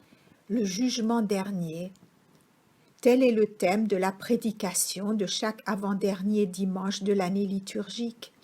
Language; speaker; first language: French; native; French